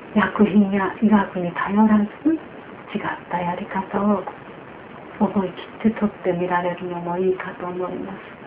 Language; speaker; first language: Japanese; native; Japanese